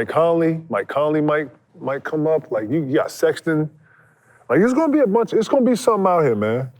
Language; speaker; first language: English; native; English